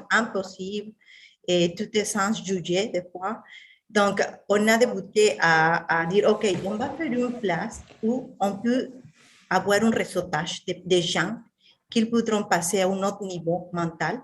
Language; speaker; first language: French; non-native, fluent; Spanish